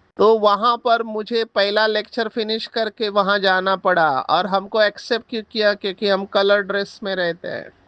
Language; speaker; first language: Hindi; non-native, local second language; Marathi